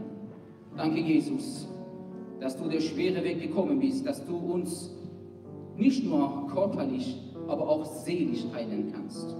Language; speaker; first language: German; non-native, fluent; Persian